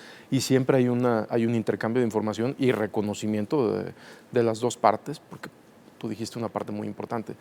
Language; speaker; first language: Spanish; native; Spanish